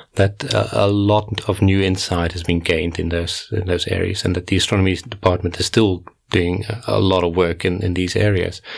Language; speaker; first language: English; non-native, fluent; Dutch